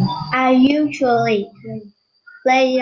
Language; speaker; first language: English; non-native, learner; Vietnamese